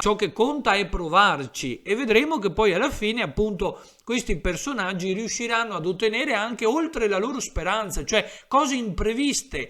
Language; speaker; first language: Italian; native; Italian